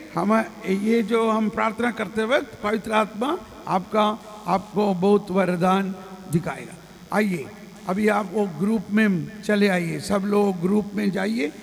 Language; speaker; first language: Hindi; non-native, local second language; Malayalam